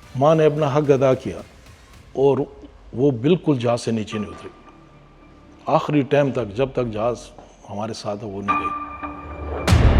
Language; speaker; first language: Urdu; non-native, local second language; Pashto